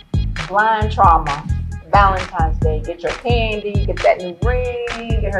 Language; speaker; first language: English; native; English